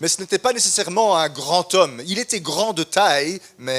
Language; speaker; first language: French; native; French